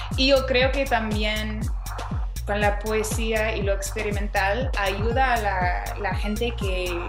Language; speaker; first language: Spanish; non-native, fluent; English